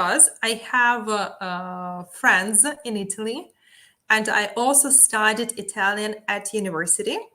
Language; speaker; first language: English; non-native, fluent; Ukrainian